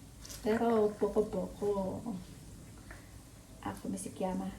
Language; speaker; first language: Italian; non-native, learner; Filipino